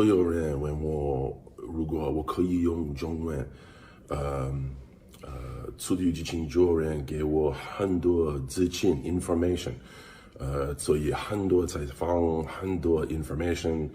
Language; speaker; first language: Chinese; non-native, learner; English